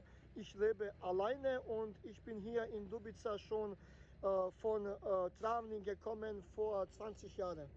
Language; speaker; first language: German; non-native, learner; Bosnian